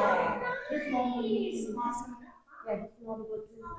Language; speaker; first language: English; non-native, learner; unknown